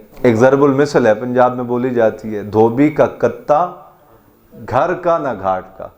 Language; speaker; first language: Urdu; native; Urdu